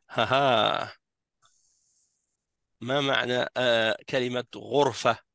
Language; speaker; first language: Arabic; non-native, fluent; French